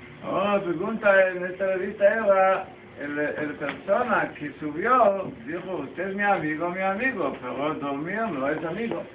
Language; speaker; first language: Portuguese; non-native, learner; Spanish